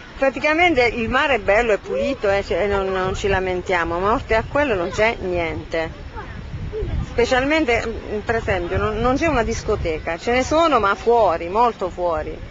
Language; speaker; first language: Italian; native; Italian